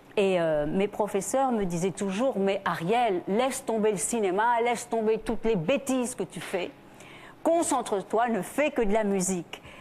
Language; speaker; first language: French; non-native, fluent; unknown